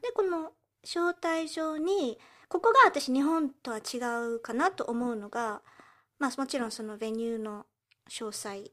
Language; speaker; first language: Japanese; early bilingual, heritage; Japanese